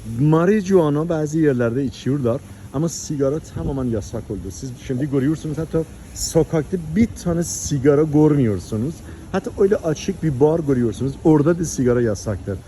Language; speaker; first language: Turkish; non-native, fluent; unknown